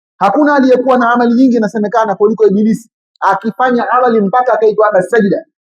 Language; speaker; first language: Swahili; native; Swahili